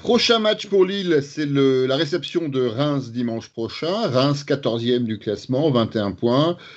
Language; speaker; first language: French; native; French